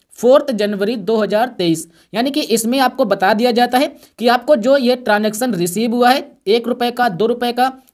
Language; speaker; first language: Hindi; native; Hindi